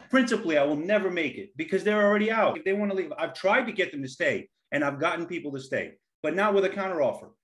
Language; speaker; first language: English; native; English